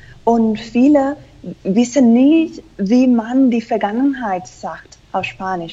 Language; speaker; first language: German; non-native, fluent; Spanish